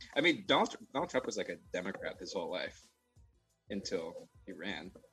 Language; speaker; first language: English; native; English